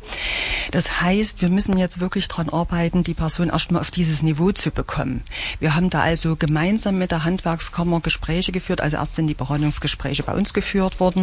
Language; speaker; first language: German; native; German